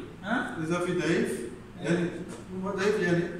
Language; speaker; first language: Arabic; non-native, learner; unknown